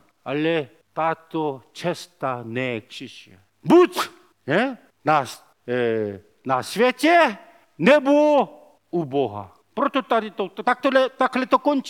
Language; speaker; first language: Czech; non-native, learner; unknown